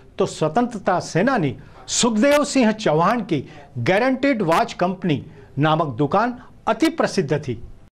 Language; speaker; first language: Hindi; non-native, local second language; Marathi